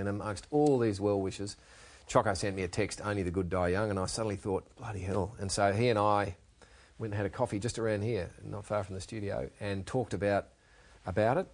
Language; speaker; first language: English; native; English